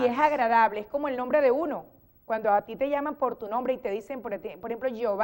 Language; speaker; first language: Spanish; native; Spanish